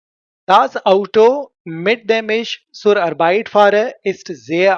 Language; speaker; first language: German; non-native, fluent; Hindi